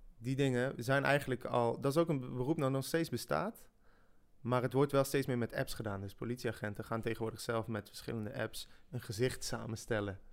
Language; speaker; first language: Dutch; early bilingual, other home language; French